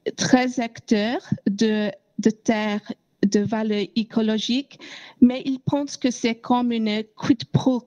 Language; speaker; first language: French; non-native, learner; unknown